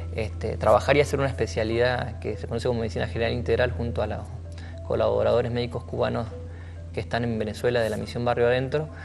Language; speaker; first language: Spanish; native; Spanish